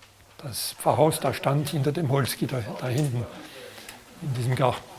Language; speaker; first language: German; non-native, fluent; French